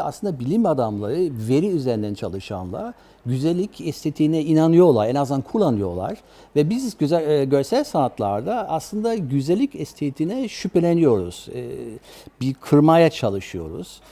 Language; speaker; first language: Turkish; early bilingual, other home language; German